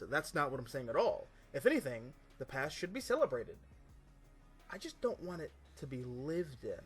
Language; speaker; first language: English; native; English